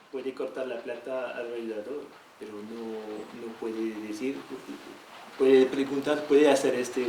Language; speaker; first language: Spanish; non-native, learner; French